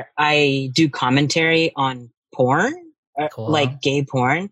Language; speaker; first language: English; native; English